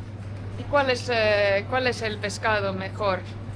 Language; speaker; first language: Spanish; non-native, fluent; Estonian